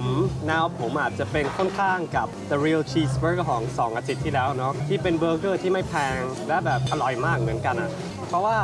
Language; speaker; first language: Thai; non-native, fluent; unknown